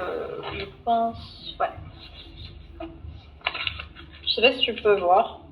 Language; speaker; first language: French; non-native, fluent; Arabic